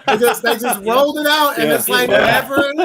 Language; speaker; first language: English; native; English